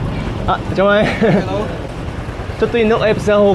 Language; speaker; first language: Vietnamese; non-native, learner; Korean